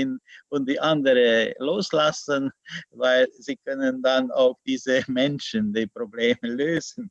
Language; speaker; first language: German; non-native, learner; Hungarian